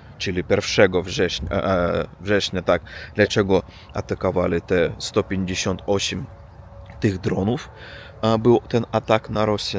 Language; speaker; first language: Polish; non-native, learner; Russian